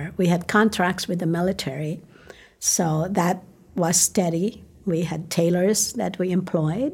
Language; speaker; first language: English; non-native, local second language; Filipino